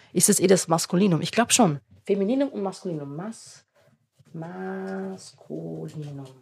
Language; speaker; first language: German; non-native, local second language; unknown